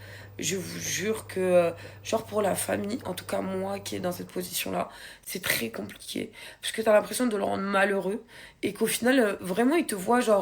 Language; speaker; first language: French; native; French